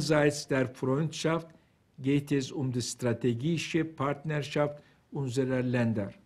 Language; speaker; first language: German; non-native, fluent; Turkish